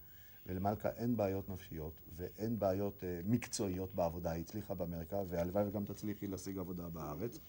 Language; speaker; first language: Hebrew; native; Hebrew